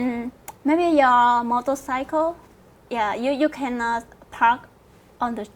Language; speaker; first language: English; non-native, learner; Vietnamese